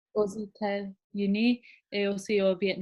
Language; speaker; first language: French; non-native, learner; English